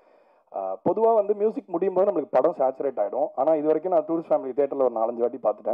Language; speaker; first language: Tamil; native; Tamil